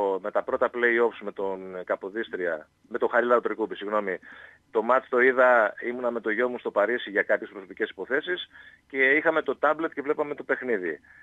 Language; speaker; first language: Greek; native; Greek